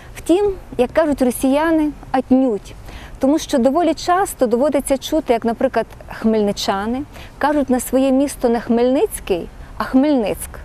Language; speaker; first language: Ukrainian; native; Ukrainian